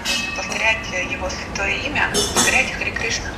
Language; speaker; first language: Russian; native; Russian